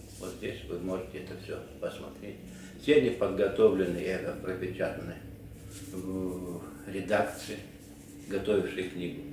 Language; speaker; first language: Russian; native; Russian